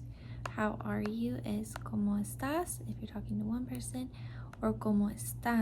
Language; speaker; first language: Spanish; non-native, learner; English